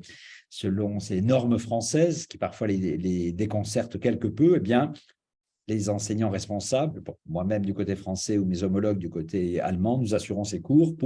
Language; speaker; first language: French; native; French